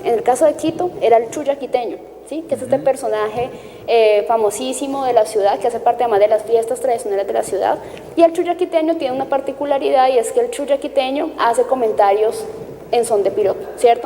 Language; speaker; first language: Spanish; native; Spanish